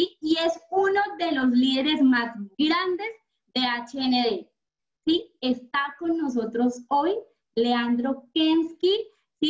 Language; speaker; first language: Spanish; native; Spanish